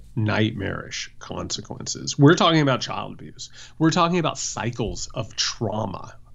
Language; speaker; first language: English; native; English